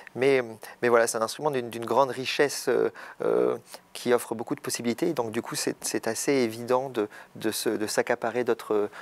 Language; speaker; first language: French; native; French